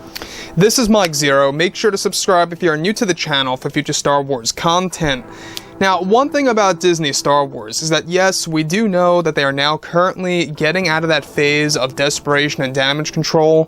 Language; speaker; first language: English; native; English